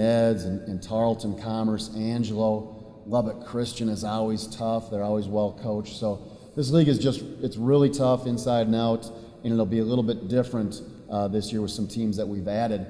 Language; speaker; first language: English; native; English